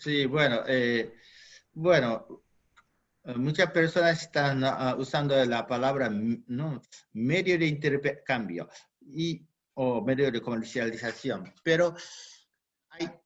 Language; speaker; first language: Spanish; non-native, fluent; Japanese